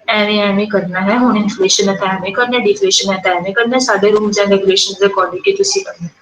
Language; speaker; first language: Hindi; non-native, local second language; Punjabi